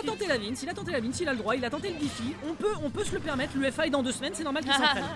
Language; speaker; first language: French; native; French